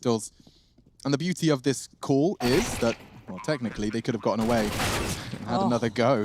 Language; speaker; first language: English; native; English